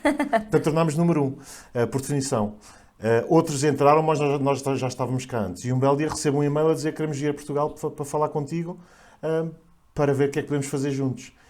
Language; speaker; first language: Portuguese; native; Portuguese